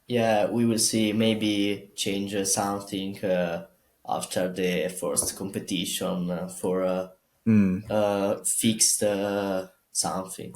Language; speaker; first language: English; non-native, learner; Italian